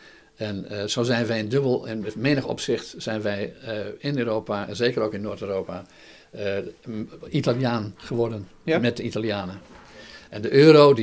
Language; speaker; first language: Dutch; native; Dutch